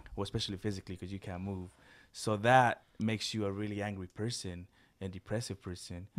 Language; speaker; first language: English; early bilingual, other home language; Spanish